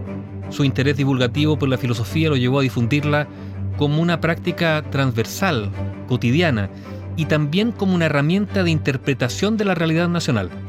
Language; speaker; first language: Spanish; native; Spanish